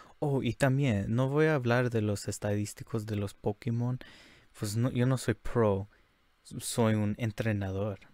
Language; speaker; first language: Spanish; early bilingual, heritage; English